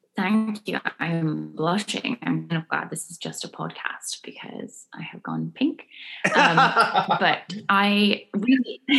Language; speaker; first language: English; native; English